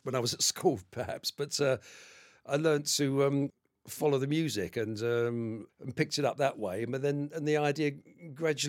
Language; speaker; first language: English; native; English